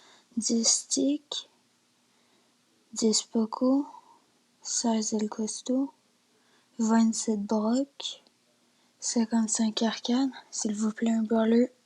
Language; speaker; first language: French; native; French